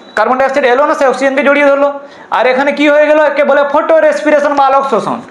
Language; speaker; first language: Bangla; non-native, local second language; Hindi